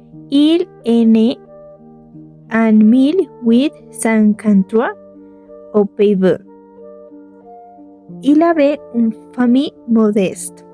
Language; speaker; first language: French; non-native, learner; Spanish